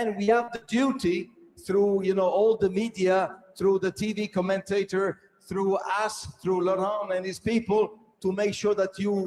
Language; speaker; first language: English; non-native, fluent; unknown